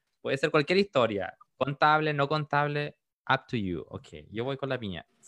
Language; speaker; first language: Spanish; native; Spanish